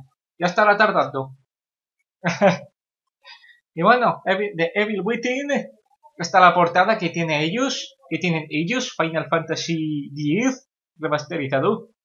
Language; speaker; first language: Spanish; native; Spanish